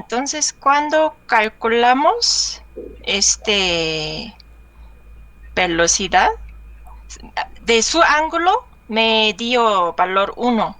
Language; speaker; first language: Spanish; non-native, learner; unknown